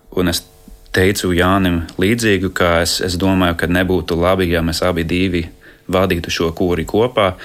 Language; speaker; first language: Latvian; non-native, fluent; English